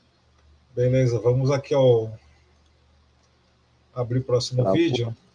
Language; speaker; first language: Portuguese; native; Portuguese